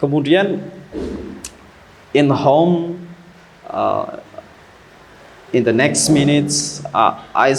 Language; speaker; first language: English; non-native, learner; Indonesian